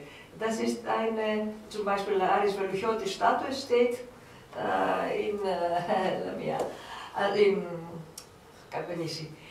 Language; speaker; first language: German; non-native, fluent; Greek